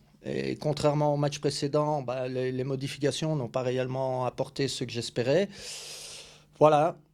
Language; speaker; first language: French; native; French